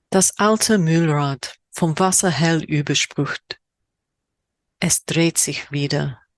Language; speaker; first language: German; non-native, fluent; English